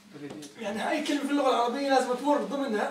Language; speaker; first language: Arabic; native; Arabic